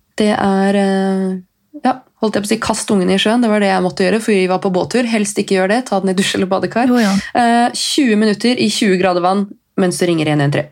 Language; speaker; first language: Norwegian; native; Norwegian